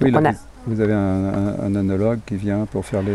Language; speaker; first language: French; native; French